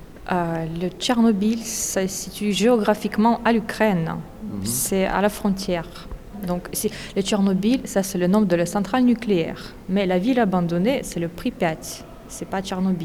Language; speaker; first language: French; non-native, fluent; Russian